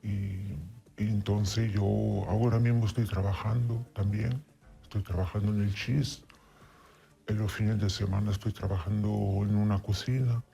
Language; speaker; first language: Spanish; non-native, fluent; Italian